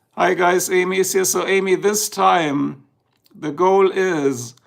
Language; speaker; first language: English; non-native, fluent; German